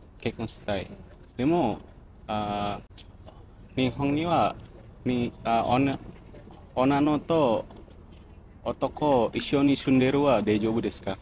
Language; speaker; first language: Japanese; non-native, learner; Indonesian